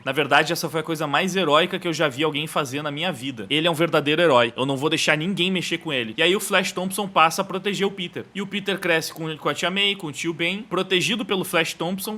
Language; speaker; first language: Portuguese; native; Portuguese